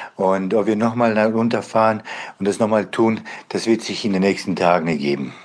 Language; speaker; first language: German; non-native, fluent; Bosnian